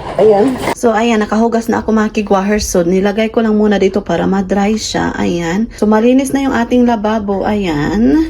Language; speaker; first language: Filipino; non-native, local second language; Cebuano